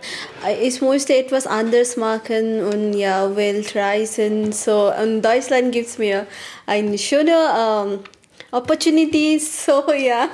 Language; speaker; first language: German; non-native, learner; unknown